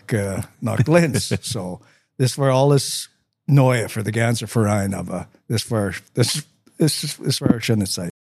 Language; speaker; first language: German; non-native, learner; English